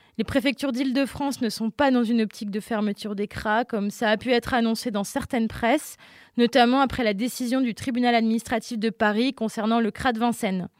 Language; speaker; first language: French; native; French